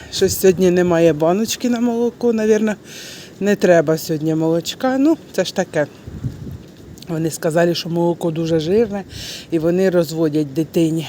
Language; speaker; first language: Ukrainian; non-native, local second language; Russian